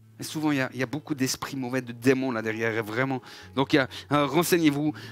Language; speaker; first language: French; native; French